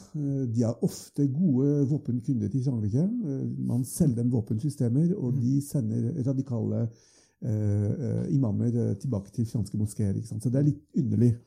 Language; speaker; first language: Norwegian; non-native, fluent; French